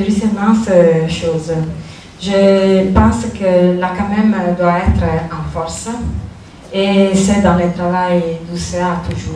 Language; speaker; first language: French; non-native, learner; Spanish